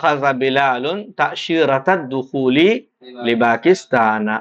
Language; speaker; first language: Arabic; non-native, fluent; Urdu